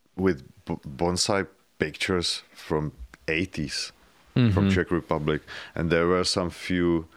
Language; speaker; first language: English; non-native, fluent; Czech